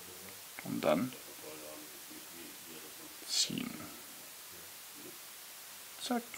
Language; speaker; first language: German; non-native, learner; French